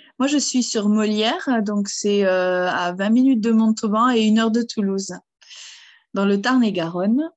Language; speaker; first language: French; early bilingual, other home language; German